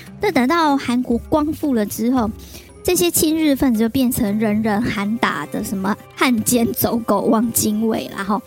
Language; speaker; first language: Chinese; native; Chinese